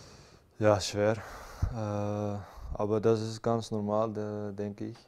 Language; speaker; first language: German; non-native, learner; Dutch